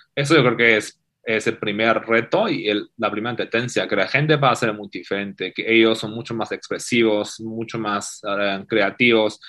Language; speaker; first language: Spanish; non-native, fluent; Chinese